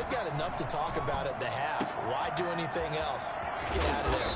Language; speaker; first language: English; native; English